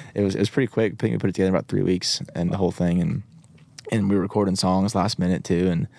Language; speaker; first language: English; native; English